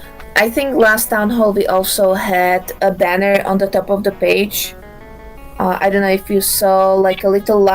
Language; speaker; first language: English; non-native, fluent; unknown